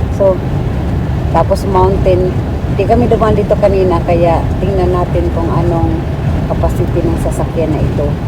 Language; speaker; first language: Filipino; non-native, local second language; Cebuano